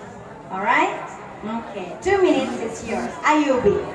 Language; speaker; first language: English; non-native, fluent; Indonesian